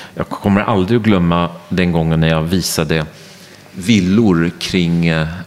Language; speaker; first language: Swedish; non-native, fluent; French